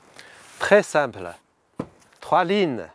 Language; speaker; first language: French; non-native, learner; Chinese